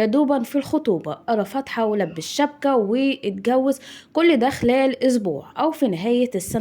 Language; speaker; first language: Arabic; native; Arabic